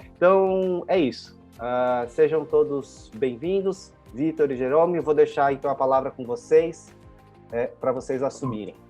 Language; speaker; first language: Portuguese; native; Portuguese